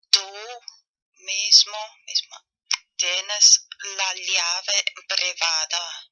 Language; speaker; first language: Spanish; non-native, fluent; German